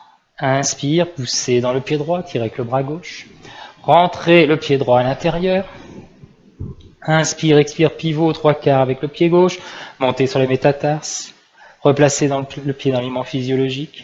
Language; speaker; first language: French; native; French